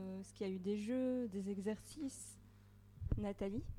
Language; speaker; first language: French; native; French